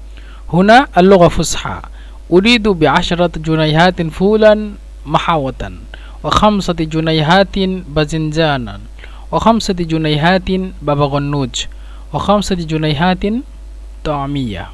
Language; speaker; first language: Arabic; non-native, fluent; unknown